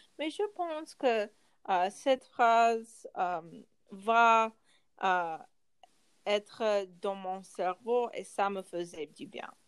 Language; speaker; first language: French; non-native, learner; English